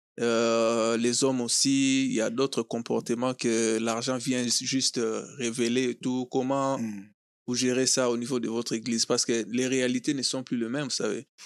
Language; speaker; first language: French; non-native, local second language; Lingala